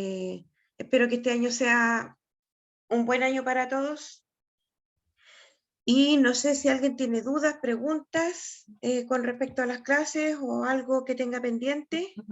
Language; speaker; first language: Spanish; native; Spanish